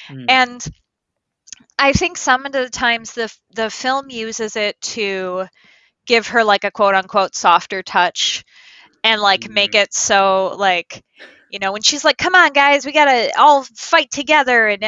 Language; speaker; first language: English; native; English